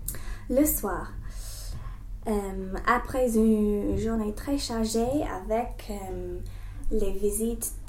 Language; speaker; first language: French; non-native, learner; English